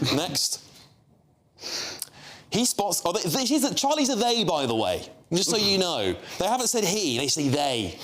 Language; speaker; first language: English; native; English